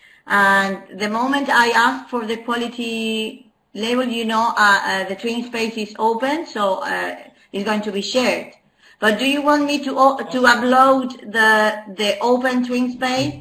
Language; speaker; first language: English; non-native, fluent; Spanish